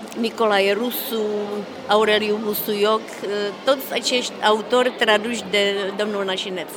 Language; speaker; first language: Romanian; non-native, fluent; Czech